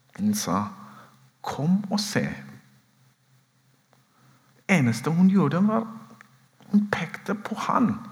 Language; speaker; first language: Norwegian; non-native, fluent; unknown